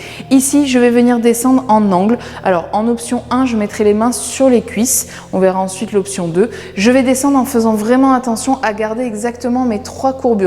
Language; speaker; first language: French; native; French